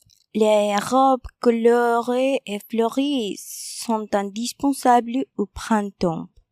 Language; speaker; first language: French; non-native, learner; Spanish